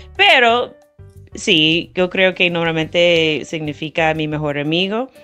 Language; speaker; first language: Spanish; non-native, fluent; English